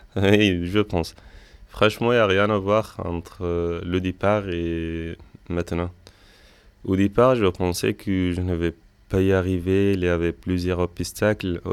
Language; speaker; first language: French; non-native, fluent; Arabic